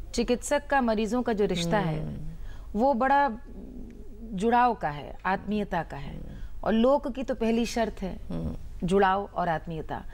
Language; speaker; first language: Hindi; native; Hindi